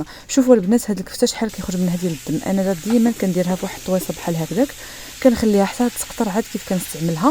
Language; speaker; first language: Arabic; native; Arabic